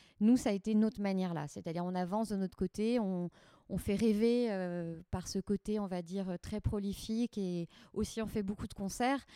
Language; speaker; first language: French; native; French